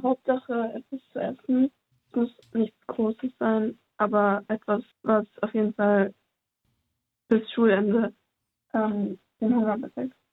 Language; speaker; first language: German; early bilingual, other home language; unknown